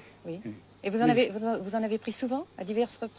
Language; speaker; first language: French; native; French